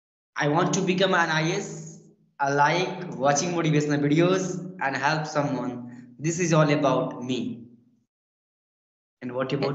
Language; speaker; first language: English; non-native, learner; Hindi